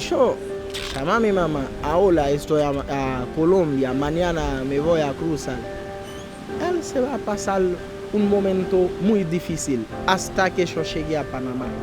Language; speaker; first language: Spanish; non-native, learner; Haitian Creole